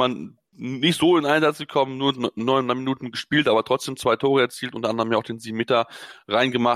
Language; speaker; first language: German; native; German